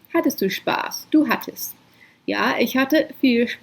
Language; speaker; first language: German; non-native, fluent; English